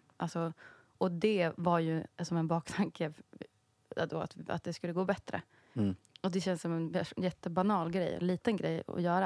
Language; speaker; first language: Swedish; native; Swedish